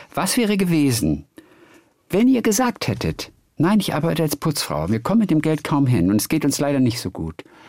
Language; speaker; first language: German; native; German